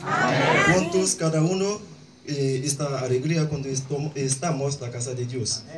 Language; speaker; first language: Spanish; non-native, learner; Haitian Creole